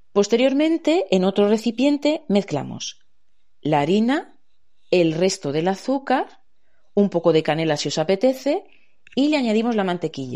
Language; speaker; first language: Spanish; native; Spanish